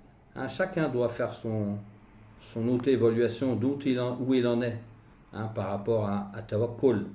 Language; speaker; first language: French; native; French